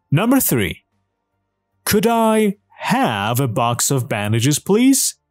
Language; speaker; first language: English; non-native, fluent; Persian